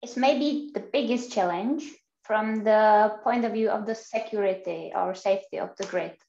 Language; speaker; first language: English; non-native, fluent; Czech